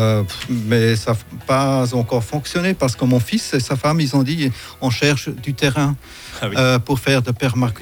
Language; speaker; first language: French; non-native, fluent; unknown